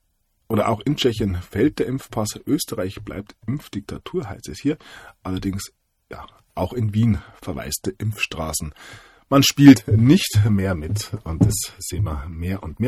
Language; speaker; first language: German; native; German